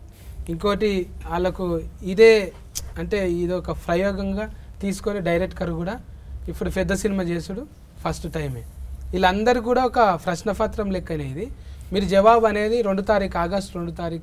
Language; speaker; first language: Telugu; native; Telugu